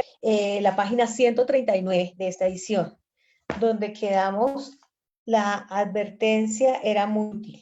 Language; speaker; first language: Spanish; native; Spanish